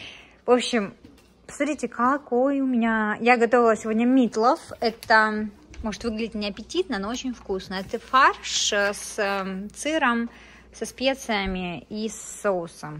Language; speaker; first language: Russian; native; Russian